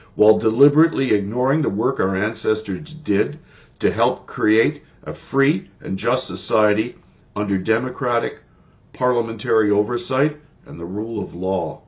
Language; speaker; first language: English; native; English